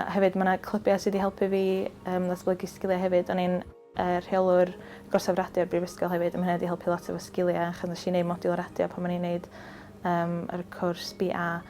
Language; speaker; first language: Welsh; native; Welsh